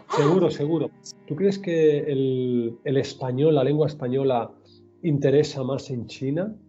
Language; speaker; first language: Spanish; native; Spanish